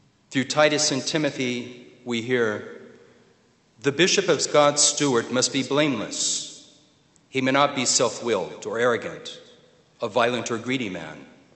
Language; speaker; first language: English; native; English